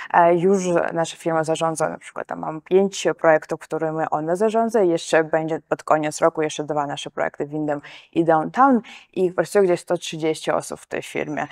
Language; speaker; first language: Polish; non-native, fluent; Georgian